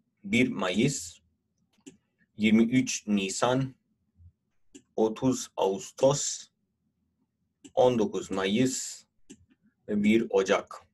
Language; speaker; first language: Turkish; non-native, fluent; Urdu